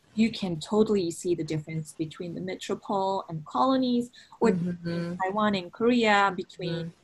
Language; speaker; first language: English; non-native, fluent; Japanese